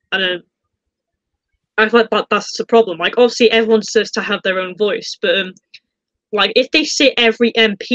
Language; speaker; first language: English; native; English